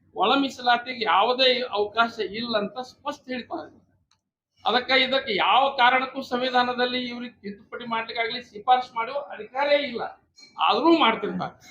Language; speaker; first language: Kannada; non-native, local second language; Lambadi